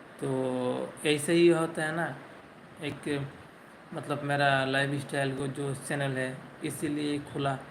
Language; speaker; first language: Hindi; non-native, learner; Bangla